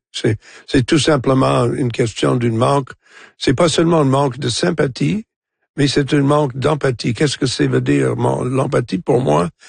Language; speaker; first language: French; non-native, local second language; English